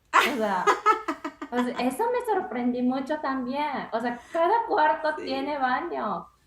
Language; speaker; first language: Spanish; non-native, learner; Japanese